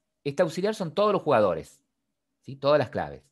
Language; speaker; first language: Spanish; native; Spanish